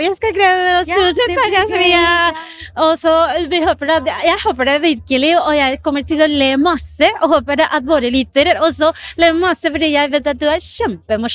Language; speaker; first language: Norwegian; non-native, fluent; Spanish